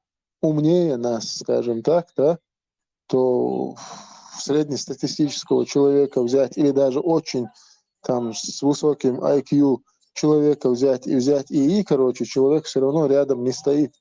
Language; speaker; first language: Russian; non-native, local second language; Chechen